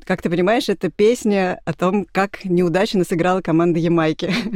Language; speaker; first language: Russian; native; Russian